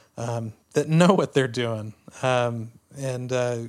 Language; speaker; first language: English; native; English